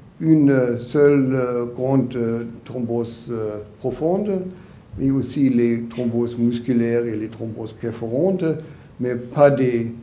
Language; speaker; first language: French; non-native, learner; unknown